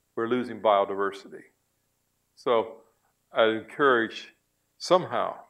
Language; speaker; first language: English; native; English